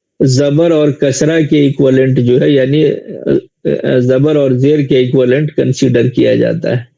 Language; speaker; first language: Urdu; native; Urdu